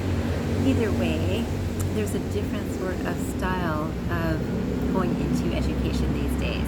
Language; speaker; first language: English; native; English